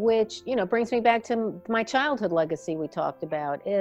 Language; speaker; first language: English; native; English